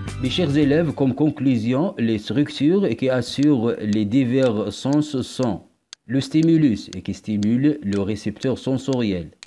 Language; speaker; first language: French; non-native, local second language; Arabic